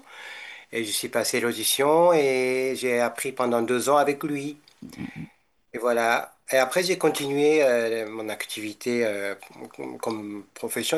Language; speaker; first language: French; non-native, fluent; Japanese